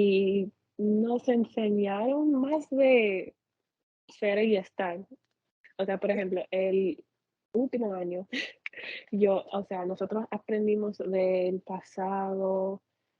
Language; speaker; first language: Spanish; non-native, fluent; English